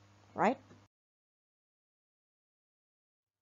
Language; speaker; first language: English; non-native, fluent; Indonesian